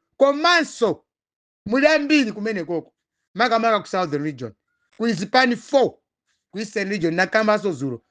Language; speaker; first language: Nyanja; non-native, local second language; Tumbuka